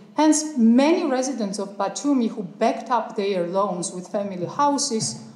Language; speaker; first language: English; non-native, fluent; Georgian